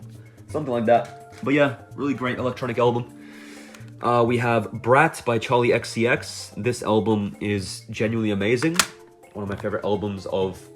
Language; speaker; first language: English; native; English